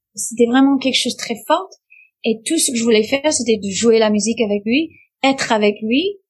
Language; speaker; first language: French; non-native, fluent; English